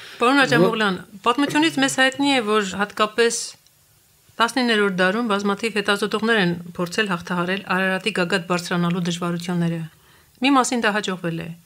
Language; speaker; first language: Armenian; native; Armenian